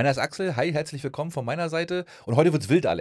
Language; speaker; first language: German; native; German